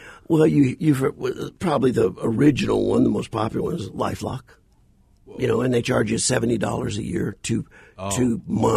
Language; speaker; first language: English; native; English